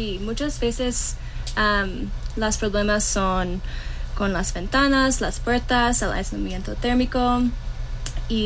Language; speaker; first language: Spanish; non-native, learner; English